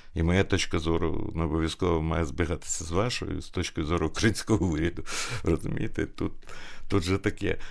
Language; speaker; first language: Ukrainian; native; Ukrainian